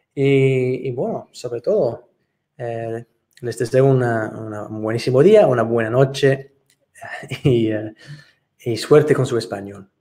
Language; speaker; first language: Spanish; non-native, fluent; English